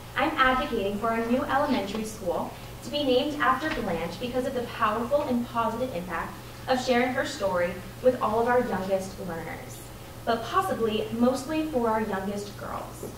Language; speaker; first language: English; native; English